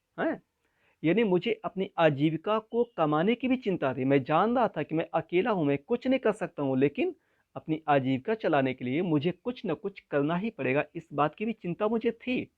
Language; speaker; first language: Hindi; native; Hindi